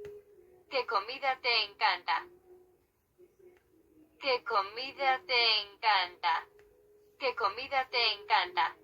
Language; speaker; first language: Spanish; non-native, learner; Haitian Creole